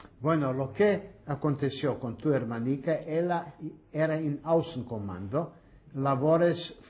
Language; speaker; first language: Spanish; early bilingual, heritage; Ladino